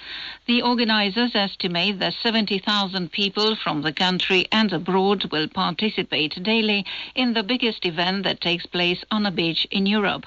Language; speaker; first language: English; non-native, fluent; Romanian